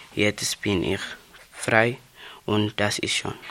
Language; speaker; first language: German; non-native, learner; Tigrinya